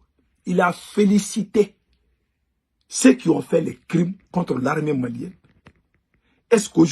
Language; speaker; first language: French; non-native, local second language; Bambara